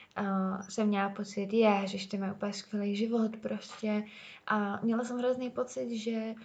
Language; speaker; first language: Czech; native; Czech